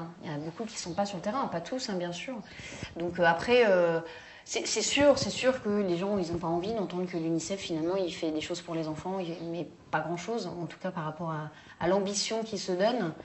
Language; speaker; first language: French; native; French